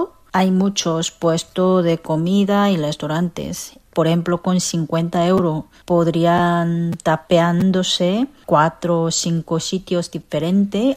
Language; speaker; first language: Spanish; non-native, fluent; Korean